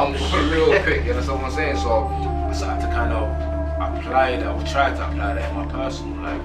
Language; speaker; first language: English; native; English